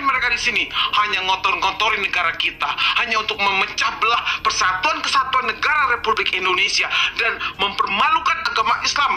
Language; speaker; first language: Indonesian; native; Indonesian